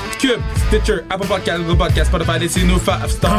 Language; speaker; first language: French; native; French